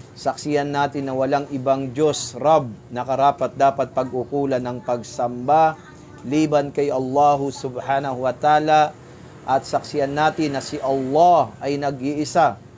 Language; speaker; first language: Filipino; native; Filipino